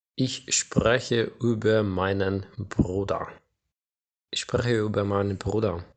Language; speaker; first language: German; non-native, fluent; Ukrainian